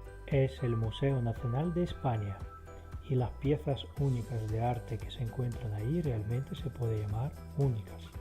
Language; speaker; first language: Spanish; non-native, fluent; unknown